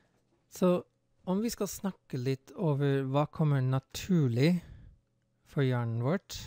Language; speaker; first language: Norwegian; non-native, fluent; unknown